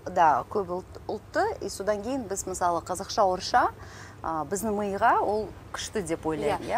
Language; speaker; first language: Kazakh; non-native, local second language; Russian